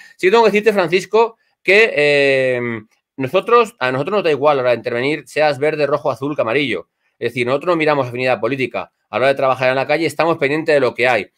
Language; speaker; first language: Spanish; native; Spanish